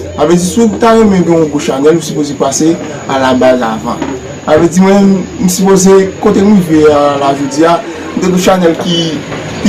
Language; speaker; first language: French; non-native, learner; Haitian Creole